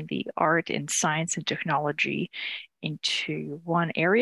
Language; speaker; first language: English; non-native, fluent; Ukrainian